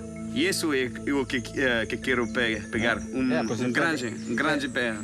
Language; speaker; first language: Portuguese; non-native, learner; French